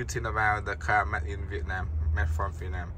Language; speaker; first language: English; non-native, learner; Vietnamese